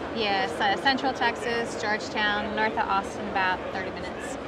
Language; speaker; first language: English; native; English